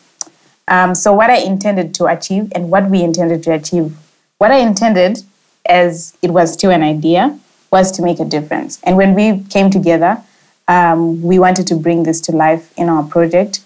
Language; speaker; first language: English; non-native, local second language; Shona